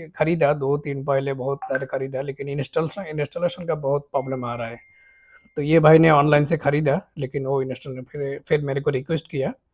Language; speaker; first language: Hindi; non-native, fluent; Bangla